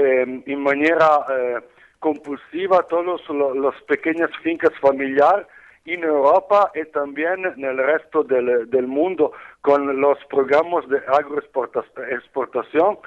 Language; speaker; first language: Spanish; non-native, learner; Italian